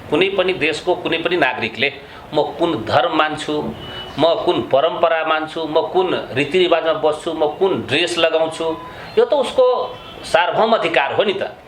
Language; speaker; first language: Nepali; non-native, local second language; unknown